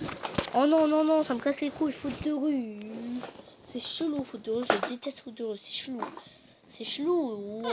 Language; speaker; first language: French; native; French